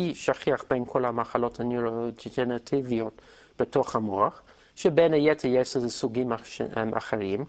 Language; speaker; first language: Hebrew; non-native, fluent; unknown